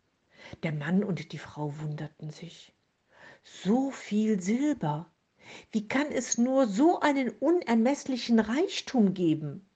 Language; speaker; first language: German; native; German